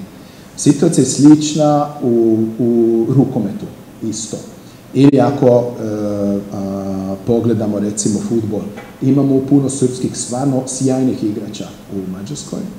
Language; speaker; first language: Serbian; non-native, fluent; Hungarian